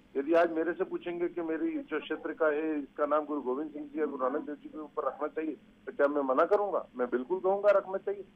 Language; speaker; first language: Hindi; native; Hindi